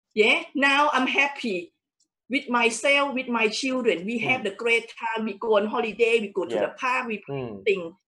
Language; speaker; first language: English; non-native, fluent; Thai